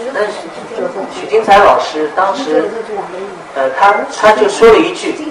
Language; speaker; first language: Chinese; native; Chinese